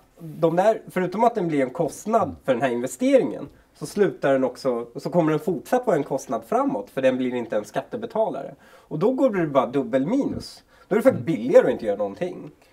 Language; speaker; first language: Swedish; early bilingual, other home language; Persian